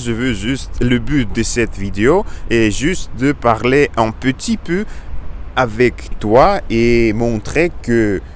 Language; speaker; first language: French; non-native, learner; Russian